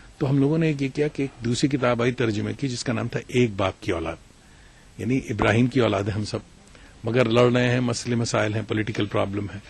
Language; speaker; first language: Urdu; native; Urdu